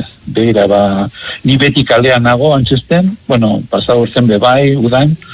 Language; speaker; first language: Basque; non-native, local second language; Spanish